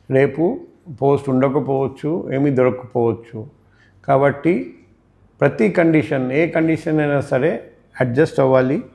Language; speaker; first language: Telugu; non-native, fluent; Bangla